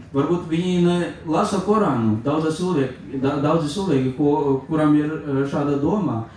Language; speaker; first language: Latvian; non-native, learner; Urdu